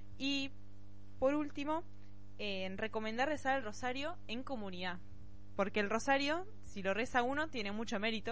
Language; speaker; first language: Spanish; native; Spanish